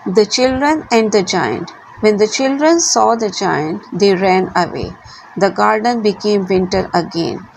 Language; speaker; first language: English; non-native, local second language; Hindi